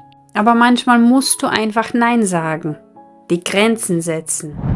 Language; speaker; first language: German; non-native, fluent; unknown